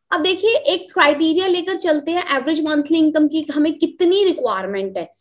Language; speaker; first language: Hindi; native; Hindi